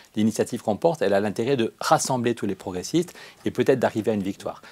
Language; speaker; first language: French; native; French